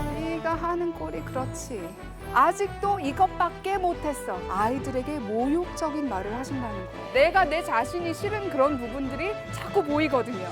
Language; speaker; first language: Korean; early bilingual, heritage; Korean